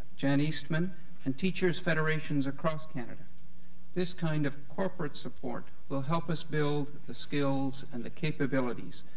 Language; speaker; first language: English; native; English